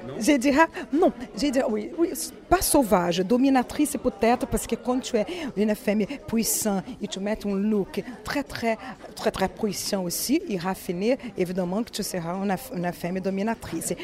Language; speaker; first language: French; non-native, learner; Portuguese